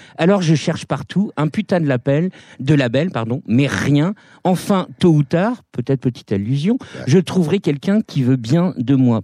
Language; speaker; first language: French; native; French